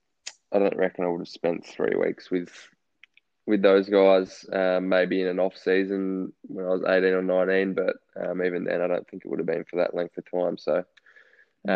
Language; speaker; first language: English; native; English